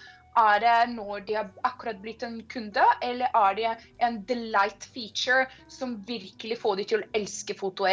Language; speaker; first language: Norwegian; non-native, fluent; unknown